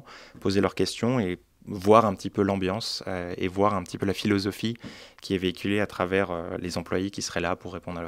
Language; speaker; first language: French; native; French